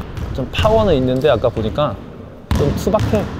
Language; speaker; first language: Korean; native; Korean